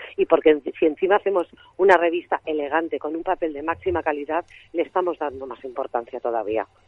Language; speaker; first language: Spanish; native; Spanish